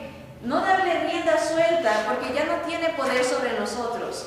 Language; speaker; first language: Spanish; native; Spanish